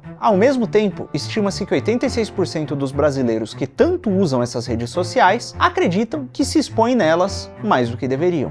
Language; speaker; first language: Portuguese; native; Portuguese